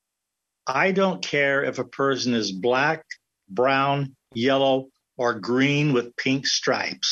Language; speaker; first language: English; native; English